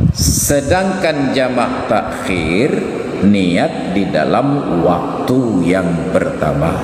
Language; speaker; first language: Malay; non-native, local second language; Achinese